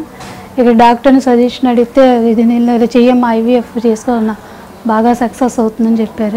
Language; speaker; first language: Telugu; native; Telugu